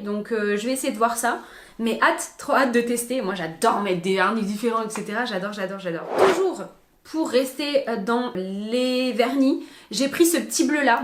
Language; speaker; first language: French; native; French